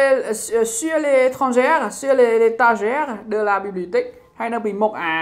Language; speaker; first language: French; non-native, learner; Khmer